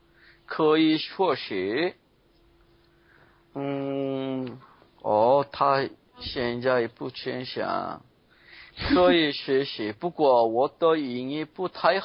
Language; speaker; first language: Chinese; non-native, learner; Korean